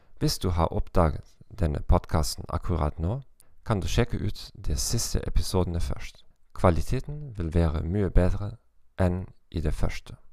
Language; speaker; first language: Norwegian; non-native, learner; German